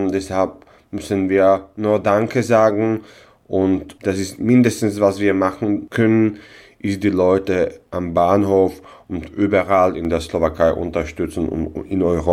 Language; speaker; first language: German; non-native, local second language; Slovak